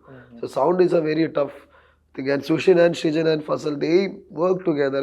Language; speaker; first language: Tamil; non-native, learner; Malayalam